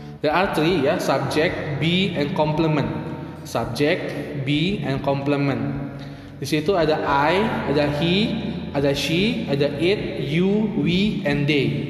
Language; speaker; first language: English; non-native, fluent; Indonesian